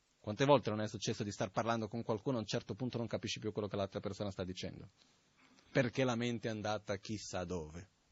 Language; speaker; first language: Italian; non-native, fluent; Portuguese